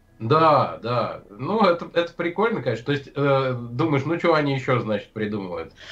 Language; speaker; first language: Russian; native; Russian